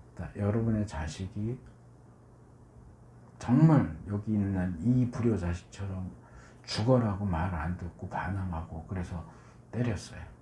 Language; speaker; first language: Korean; native; Korean